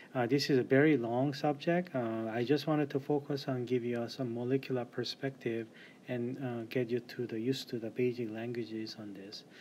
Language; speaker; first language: English; non-native, fluent; Korean